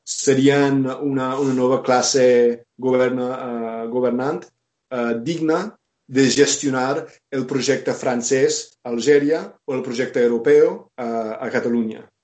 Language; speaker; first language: Catalan; non-native, fluent; English